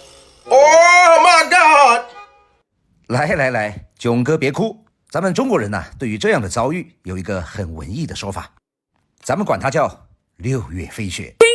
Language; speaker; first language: Chinese; native; Chinese